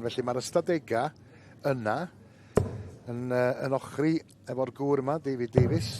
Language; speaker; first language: Welsh; native; Welsh